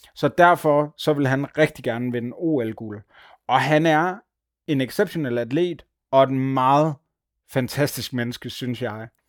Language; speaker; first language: Danish; native; Danish